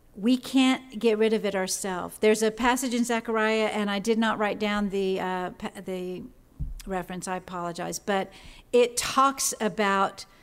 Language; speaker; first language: English; native; English